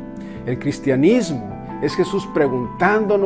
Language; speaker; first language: Spanish; native; Spanish